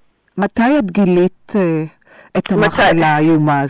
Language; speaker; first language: Hebrew; native; Hebrew